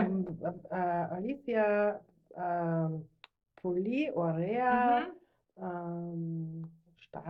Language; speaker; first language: Greek; non-native, learner; German